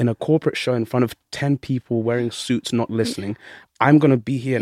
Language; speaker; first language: English; early bilingual, other home language; Shona